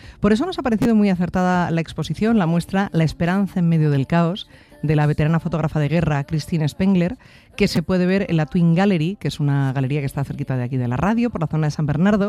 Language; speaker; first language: Spanish; native; Spanish